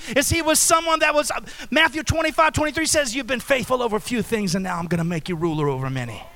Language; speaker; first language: English; native; English